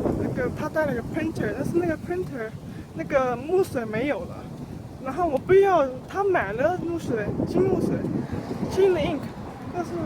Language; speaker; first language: Chinese; early bilingual, heritage; Chinese